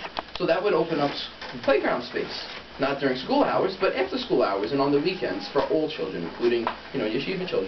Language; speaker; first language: English; native; English